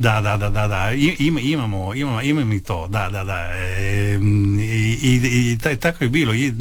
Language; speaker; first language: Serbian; early bilingual, heritage; Italian